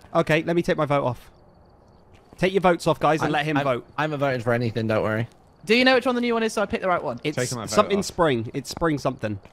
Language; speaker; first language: English; native; English